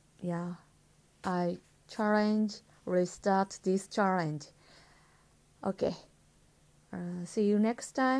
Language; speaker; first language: English; non-native, learner; Japanese